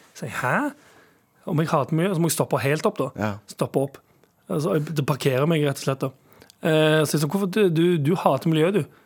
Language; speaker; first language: Norwegian; early bilingual, other home language; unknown